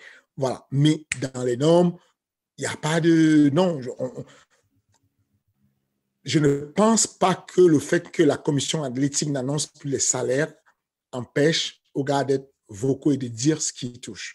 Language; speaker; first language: French; native; French